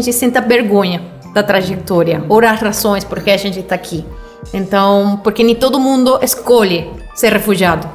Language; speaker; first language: Portuguese; non-native, fluent; Spanish